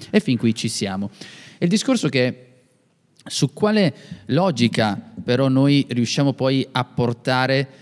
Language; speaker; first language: Italian; native; Italian